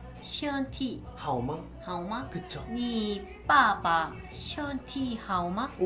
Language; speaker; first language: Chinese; non-native, learner; Korean